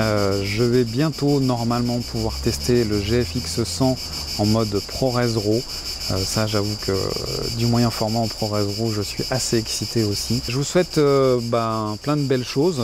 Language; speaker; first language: French; native; French